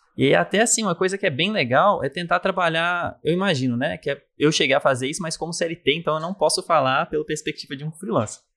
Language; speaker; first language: Portuguese; native; Portuguese